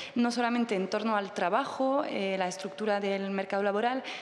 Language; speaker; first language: Spanish; non-native, fluent; French